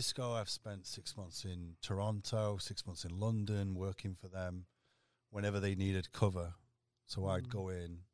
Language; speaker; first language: English; native; English